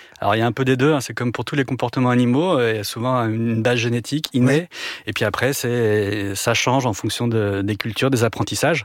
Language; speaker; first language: French; native; French